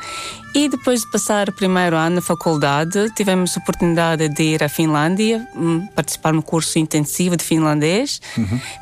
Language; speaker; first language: Portuguese; non-native, fluent; Latvian